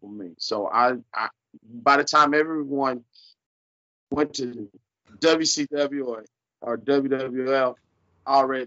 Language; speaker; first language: English; native; English